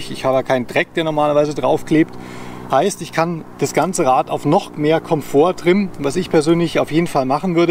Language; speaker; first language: German; native; German